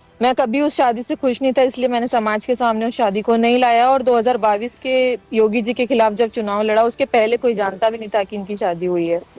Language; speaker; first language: Hindi; native; Hindi